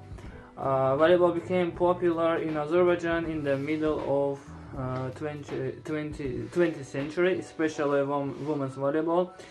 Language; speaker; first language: English; non-native, learner; Azerbaijani